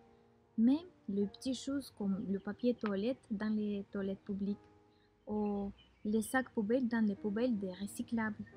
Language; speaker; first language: French; non-native, fluent; Russian